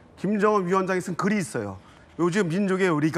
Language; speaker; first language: Korean; native; Korean